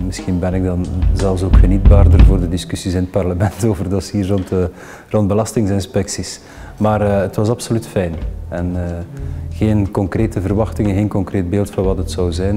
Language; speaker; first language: Dutch; native; Dutch